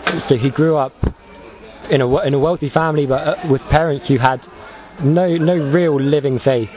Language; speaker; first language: English; native; English